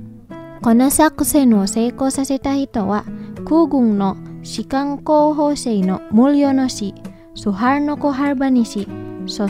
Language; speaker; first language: Japanese; non-native, fluent; Indonesian